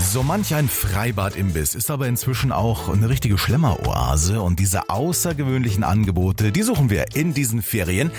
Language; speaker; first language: German; native; German